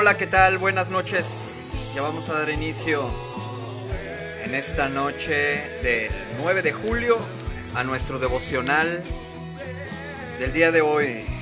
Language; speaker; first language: Spanish; native; Spanish